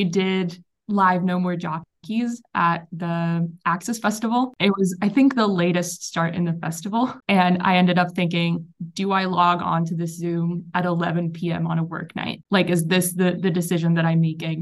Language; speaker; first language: English; non-native, fluent; Hebrew